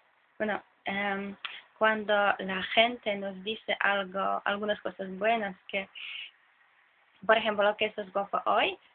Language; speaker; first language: Spanish; non-native, fluent; Polish